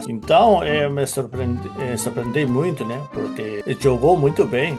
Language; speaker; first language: Portuguese; non-native, fluent; Japanese